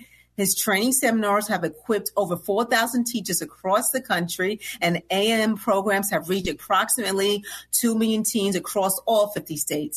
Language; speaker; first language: English; native; English